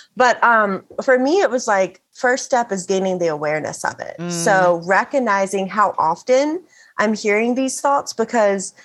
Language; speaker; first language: English; native; English